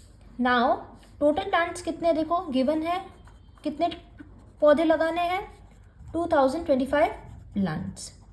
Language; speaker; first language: Hindi; native; Hindi